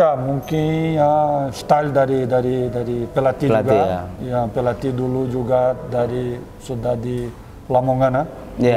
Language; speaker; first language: Indonesian; non-native, fluent; Portuguese